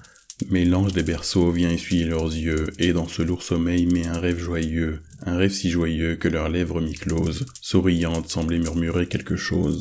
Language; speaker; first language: French; native; French